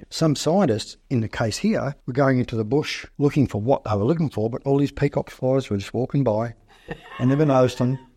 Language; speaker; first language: English; native; English